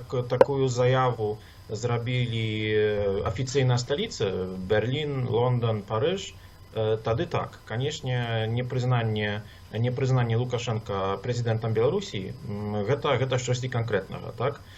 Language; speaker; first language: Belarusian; non-native, local second language; Russian